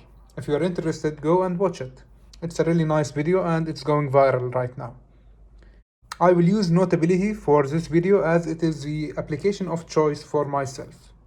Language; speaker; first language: English; non-native, fluent; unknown